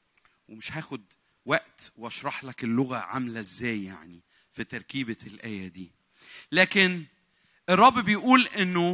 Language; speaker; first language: Arabic; native; Arabic